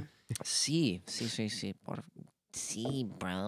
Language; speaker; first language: Spanish; non-native, learner; English